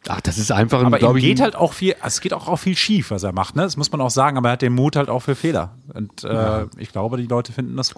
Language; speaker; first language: German; native; German